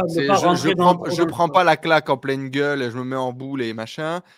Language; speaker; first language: French; native; French